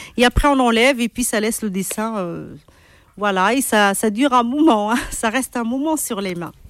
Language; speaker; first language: French; non-native, local second language; Arabic